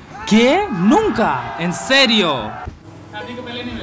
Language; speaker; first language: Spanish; non-native, learner; Hindi